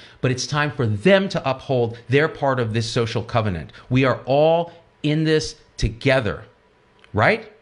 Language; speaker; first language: English; native; English